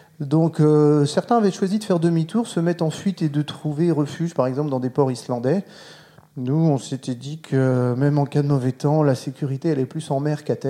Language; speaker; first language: French; native; French